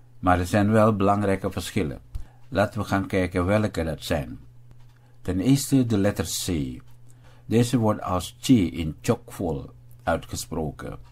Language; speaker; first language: Dutch; non-native, fluent; Indonesian